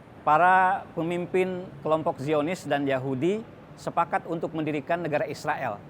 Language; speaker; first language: Indonesian; native; Indonesian